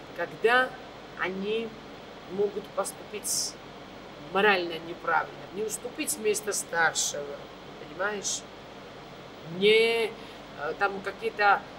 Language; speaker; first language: Russian; non-native, fluent; Georgian